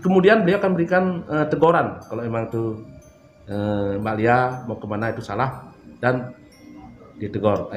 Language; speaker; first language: Indonesian; non-native, local second language; Balinese